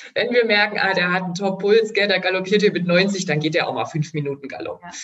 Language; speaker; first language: German; native; German